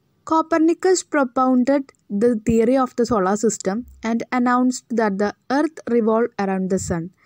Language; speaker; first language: English; non-native, local second language; Malayalam